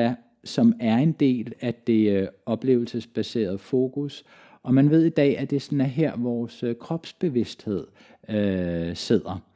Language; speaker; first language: Danish; native; Danish